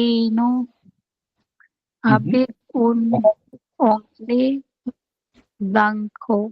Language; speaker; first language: French; non-native, learner; Bangla